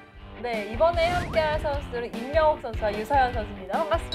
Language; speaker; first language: Korean; native; Korean